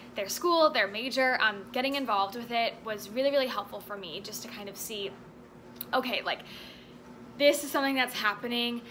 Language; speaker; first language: English; native; English